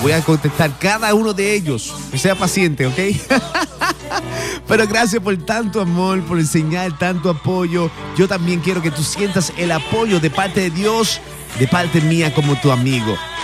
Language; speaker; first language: Spanish; native; Spanish